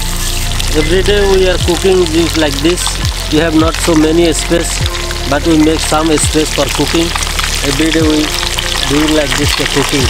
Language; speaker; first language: English; non-native, learner; Bangla